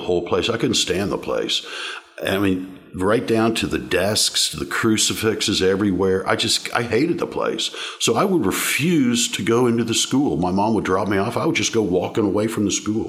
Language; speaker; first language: English; native; English